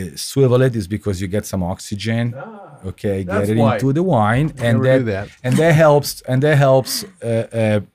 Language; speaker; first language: English; non-native, fluent; Italian